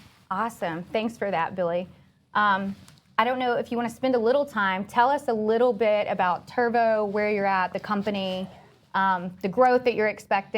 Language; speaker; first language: English; native; English